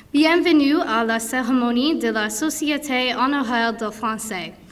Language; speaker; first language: French; non-native, learner; English